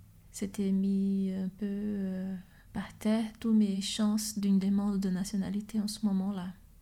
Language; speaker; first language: French; non-native, fluent; Portuguese